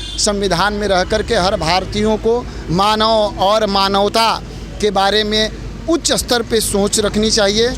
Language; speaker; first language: Hindi; native; Hindi